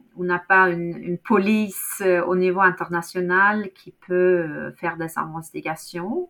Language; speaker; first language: French; non-native, fluent; Norwegian